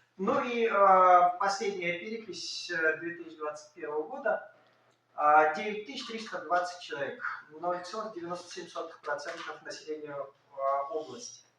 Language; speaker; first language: Russian; native; Russian